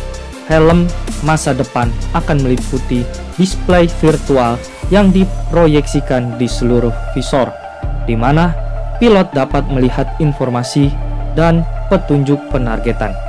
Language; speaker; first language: Indonesian; native; Indonesian